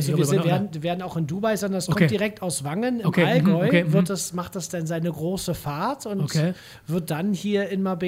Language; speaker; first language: German; native; German